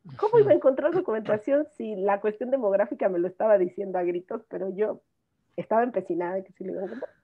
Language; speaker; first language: Spanish; native; Spanish